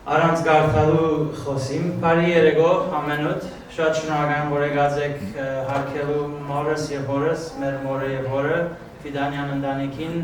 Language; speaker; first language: Armenian; early bilingual, heritage; Armenian